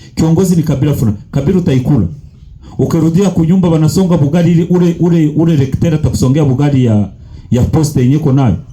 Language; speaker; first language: Swahili; native; Swahili